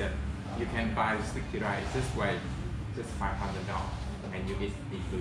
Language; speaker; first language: English; non-native, learner; Vietnamese